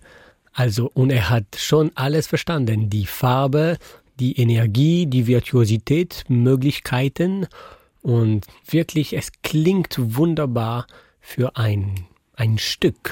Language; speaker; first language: German; non-native, fluent; French